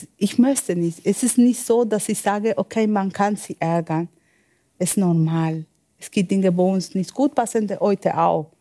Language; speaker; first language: German; non-native, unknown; Spanish